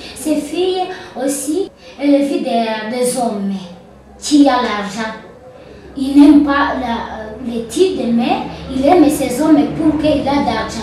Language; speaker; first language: French; non-native, learner; Kinyarwanda